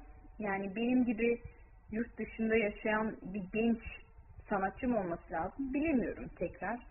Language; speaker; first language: Turkish; early bilingual, heritage; Turkish